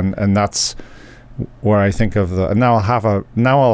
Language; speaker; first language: English; native; English